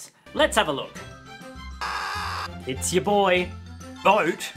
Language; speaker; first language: English; native; English